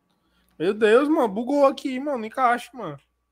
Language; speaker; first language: Portuguese; native; Portuguese